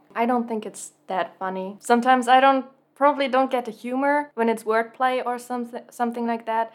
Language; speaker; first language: English; non-native, fluent; German